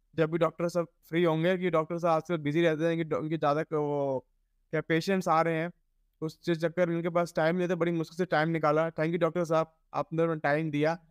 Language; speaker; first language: Hindi; native; Hindi